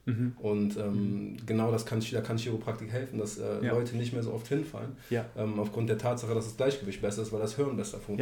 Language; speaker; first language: German; native; German